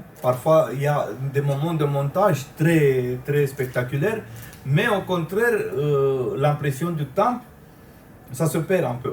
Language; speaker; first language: French; non-native, fluent; Romanian